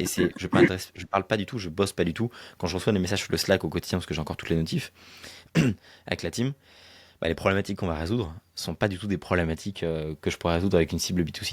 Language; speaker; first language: French; native; French